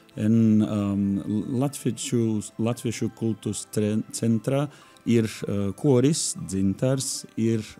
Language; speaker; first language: Latvian; non-native, learner; Portuguese